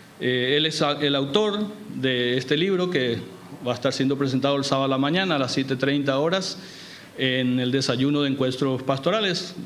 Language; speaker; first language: Spanish; native; Spanish